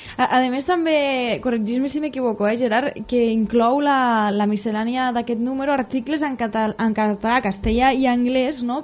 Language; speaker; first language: Catalan; native; Catalan